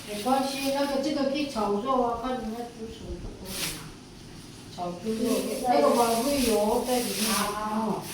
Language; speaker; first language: Chinese; non-native, learner; Filipino